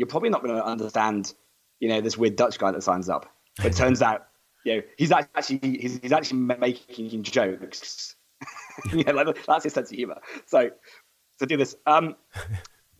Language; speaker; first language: English; native; English